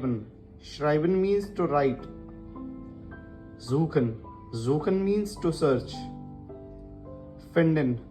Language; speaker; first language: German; non-native, fluent; Hindi